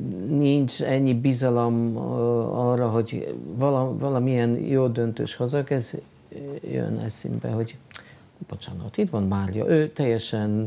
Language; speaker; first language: Hungarian; non-native, fluent; Polish